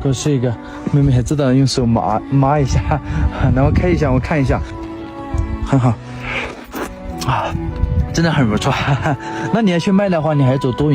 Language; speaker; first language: Chinese; native; Chinese